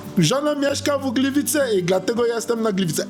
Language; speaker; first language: Polish; non-native, learner; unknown